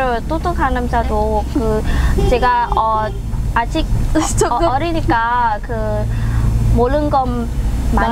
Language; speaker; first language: Korean; non-native, learner; Vietnamese